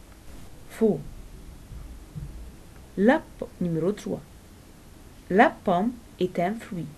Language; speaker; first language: French; non-native, fluent; Arabic